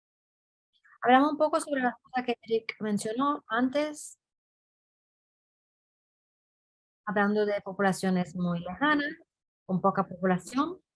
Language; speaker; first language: Spanish; non-native, fluent; English